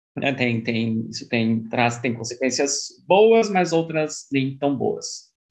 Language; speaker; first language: Portuguese; early bilingual, other home language; German